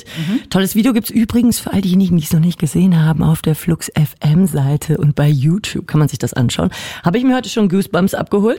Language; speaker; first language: German; native; German